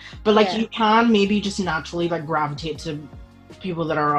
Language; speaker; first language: English; native; English